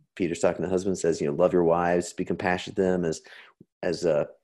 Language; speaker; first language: English; native; English